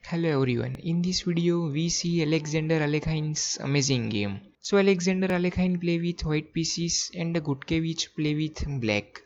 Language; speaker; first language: English; non-native, fluent; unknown